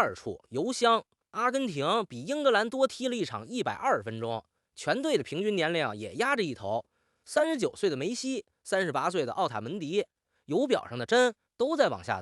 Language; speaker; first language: Chinese; native; Chinese